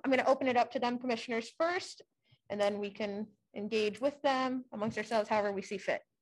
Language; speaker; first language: English; native; English